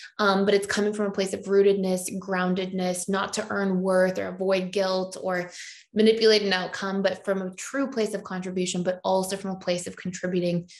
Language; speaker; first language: English; native; English